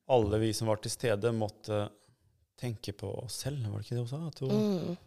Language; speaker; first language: Norwegian; early bilingual, other home language; Albanian